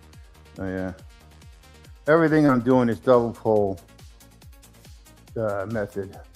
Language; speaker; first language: English; native; English